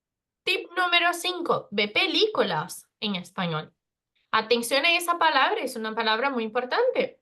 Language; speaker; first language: Spanish; non-native, fluent; Portuguese